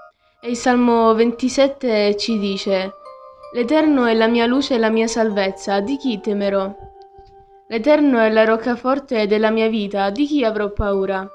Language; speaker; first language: Italian; native; Italian